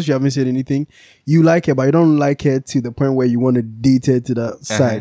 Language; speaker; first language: English; non-native, local second language; Akan